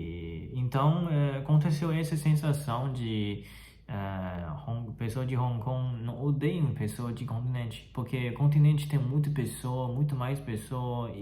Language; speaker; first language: Portuguese; non-native, fluent; Chinese